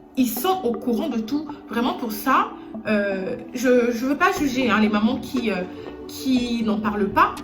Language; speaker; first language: French; non-native, local second language; Lingala